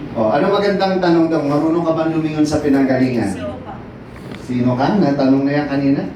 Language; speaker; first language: Filipino; native; Filipino